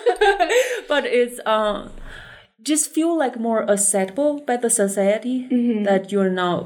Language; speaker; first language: English; non-native, fluent; Chinese